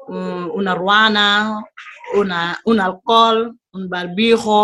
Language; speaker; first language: Spanish; non-native, learner; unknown